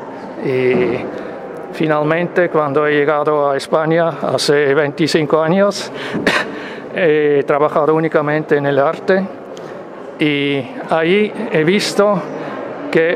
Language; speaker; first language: Spanish; non-native, fluent; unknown